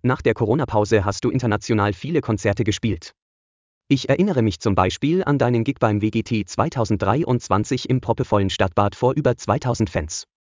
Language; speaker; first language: German; native; German